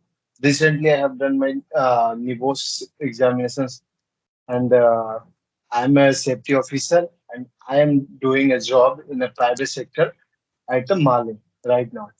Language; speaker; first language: English; non-native, learner; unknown